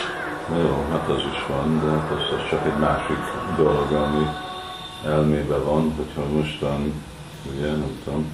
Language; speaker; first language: Hungarian; early bilingual, heritage; Hungarian